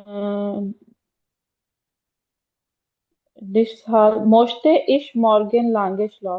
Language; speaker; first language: German; non-native, learner; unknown